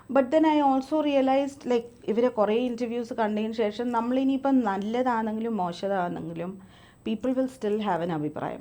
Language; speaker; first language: Malayalam; early bilingual, other home language; English